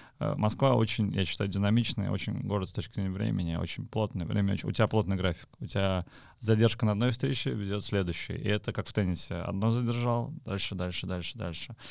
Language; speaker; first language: Russian; native; Russian